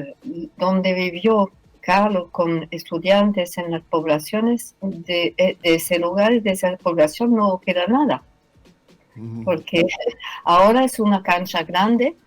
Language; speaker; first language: Spanish; non-native, fluent; French